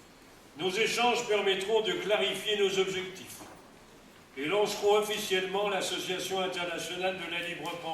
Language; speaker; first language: French; native; French